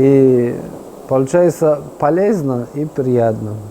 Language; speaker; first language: Russian; non-native, fluent; Persian